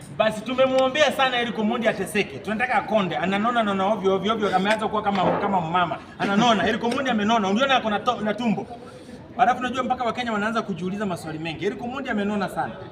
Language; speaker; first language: Swahili; native; Swahili